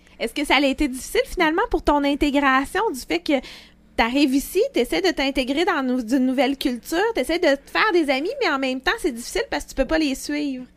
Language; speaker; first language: French; native; French